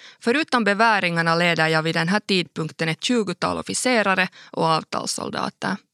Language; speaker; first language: Swedish; native; Swedish